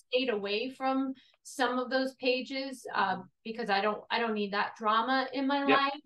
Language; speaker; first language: English; native; English